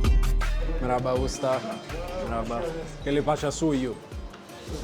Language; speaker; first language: Turkish; non-native, learner; Italian